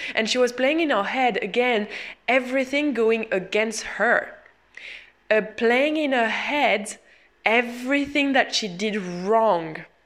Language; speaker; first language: English; non-native, fluent; French